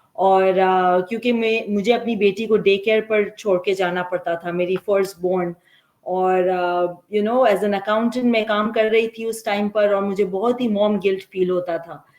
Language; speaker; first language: Urdu; native; Urdu